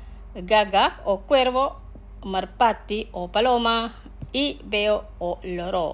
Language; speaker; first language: Spanish; non-native, fluent; Indonesian